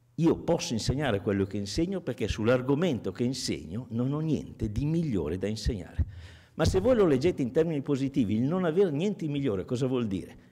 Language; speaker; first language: Italian; native; Italian